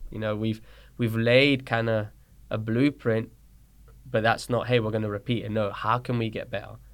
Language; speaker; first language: English; early bilingual, other home language; Spanish